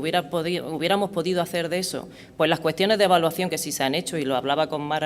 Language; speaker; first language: Spanish; native; Spanish